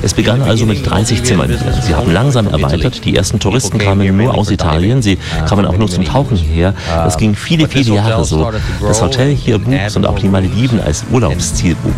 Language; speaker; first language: German; native; German